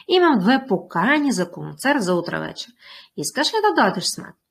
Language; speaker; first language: Bulgarian; non-native, fluent; Russian